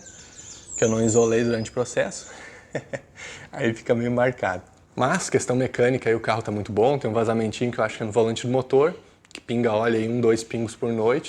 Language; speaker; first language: Portuguese; native; Portuguese